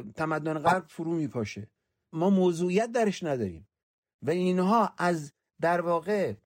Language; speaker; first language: Persian; native; Persian